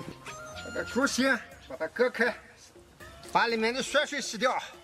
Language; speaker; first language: Chinese; native; Chinese